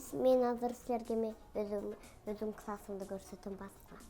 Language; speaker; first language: Kyrgyz; early bilingual, heritage; Kyrgyz